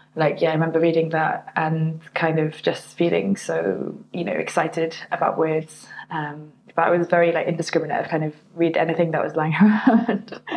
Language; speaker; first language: English; native; English